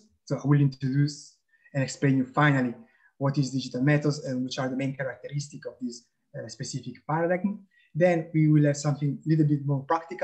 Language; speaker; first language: English; non-native, fluent; Italian